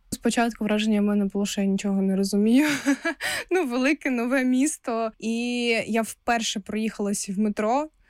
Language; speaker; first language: Ukrainian; non-native, local second language; Russian